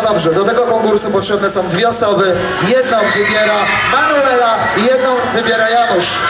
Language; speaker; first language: Polish; native; Polish